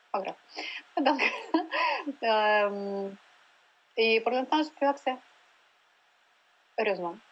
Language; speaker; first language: French; non-native, learner; Russian